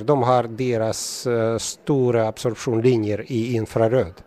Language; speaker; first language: Swedish; non-native, fluent; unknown